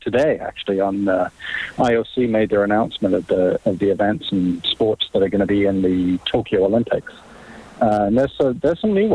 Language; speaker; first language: English; native; English